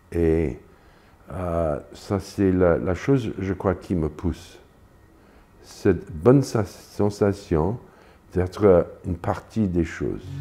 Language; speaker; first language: French; non-native, fluent; English